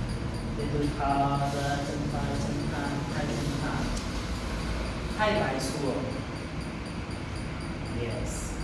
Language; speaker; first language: Vietnamese; non-native, learner; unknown